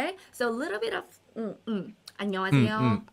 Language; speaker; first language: English; non-native, fluent; Korean